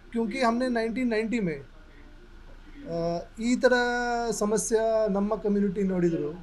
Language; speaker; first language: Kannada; non-native, local second language; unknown